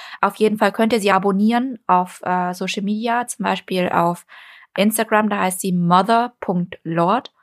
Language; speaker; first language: German; early bilingual, other home language; Vietnamese